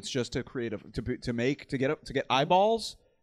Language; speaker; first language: English; native; English